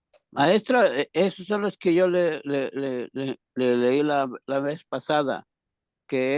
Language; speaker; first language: Spanish; native; Spanish